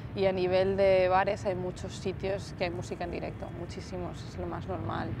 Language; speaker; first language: Spanish; native; Spanish